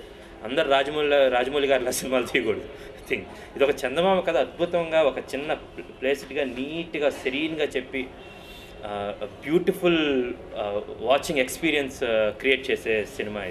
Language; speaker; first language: Telugu; native; Telugu